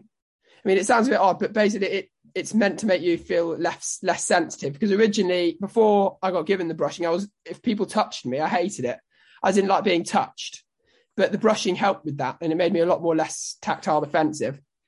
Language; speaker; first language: English; native; English